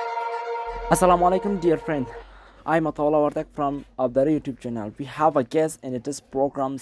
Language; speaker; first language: English; non-native, learner; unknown